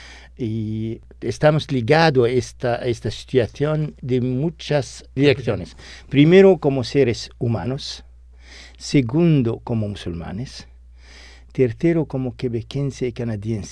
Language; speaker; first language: Spanish; non-native, fluent; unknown